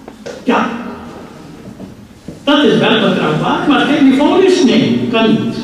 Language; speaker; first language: Dutch; non-native, fluent; Urdu